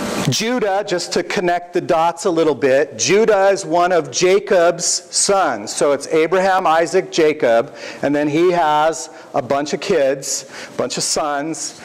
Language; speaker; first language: English; native; English